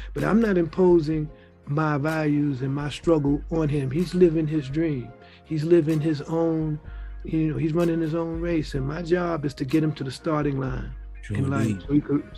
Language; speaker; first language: English; native; English